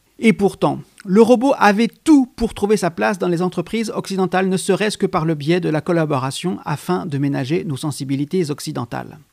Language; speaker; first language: French; native; French